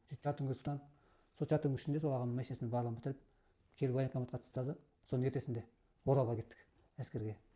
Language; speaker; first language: Kazakh; early bilingual, heritage; Kazakh